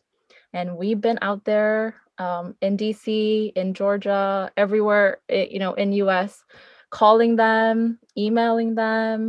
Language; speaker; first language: English; early bilingual, other home language; Korean